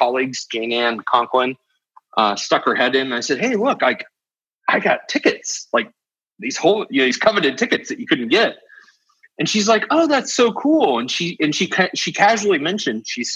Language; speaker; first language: English; native; English